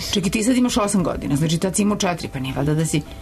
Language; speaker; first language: Serbian; native; Serbian